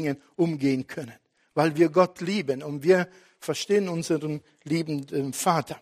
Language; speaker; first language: German; non-native, fluent; Italian